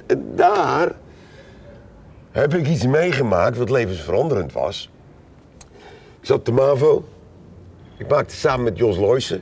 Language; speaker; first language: Dutch; native; Dutch